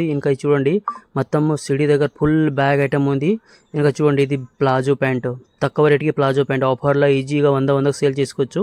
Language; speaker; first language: Telugu; non-native, local second language; Hindi